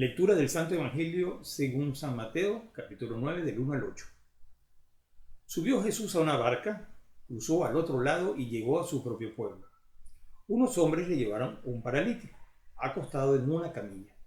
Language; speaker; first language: Spanish; native; Spanish